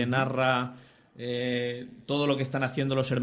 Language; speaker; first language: Spanish; native; Spanish